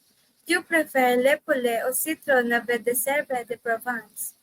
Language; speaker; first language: French; non-native, learner; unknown